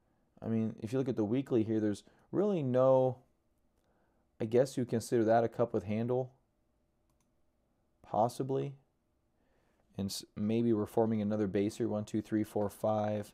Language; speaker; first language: English; native; English